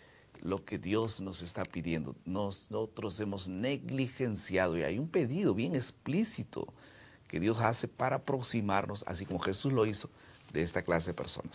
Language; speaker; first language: Spanish; non-native, fluent; Portuguese